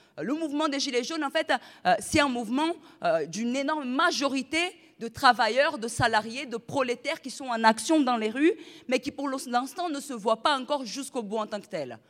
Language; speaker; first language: French; non-native, fluent; Portuguese